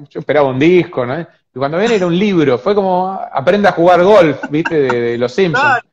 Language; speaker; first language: Spanish; native; Spanish